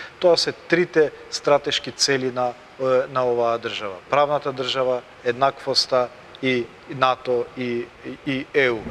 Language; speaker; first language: Macedonian; non-native, local second language; Albanian